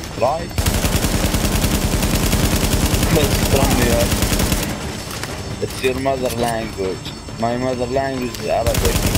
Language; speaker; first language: English; non-native, learner; Arabic